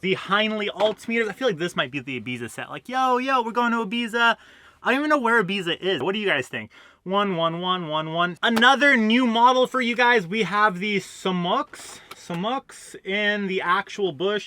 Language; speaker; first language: English; native; English